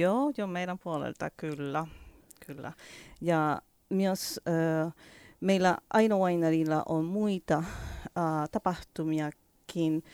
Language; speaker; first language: Finnish; non-native, learner; Spanish